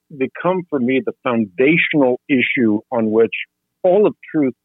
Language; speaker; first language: English; non-native, fluent; Dutch